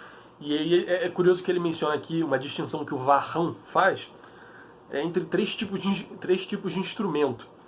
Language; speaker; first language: Portuguese; native; Portuguese